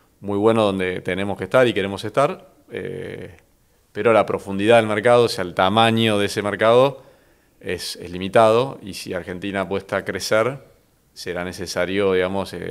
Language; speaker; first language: Spanish; native; Spanish